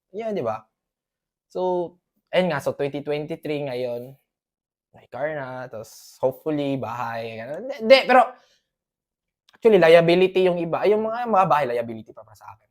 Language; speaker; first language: Filipino; non-native, local second language; Cebuano